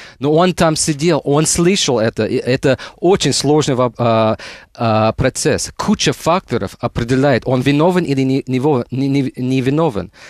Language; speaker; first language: Russian; non-native, fluent; English